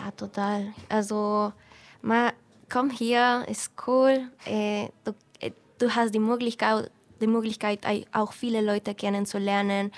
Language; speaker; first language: German; non-native, fluent; Spanish